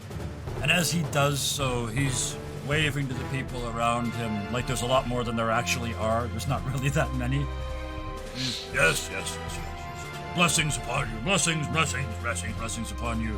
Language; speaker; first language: English; native; English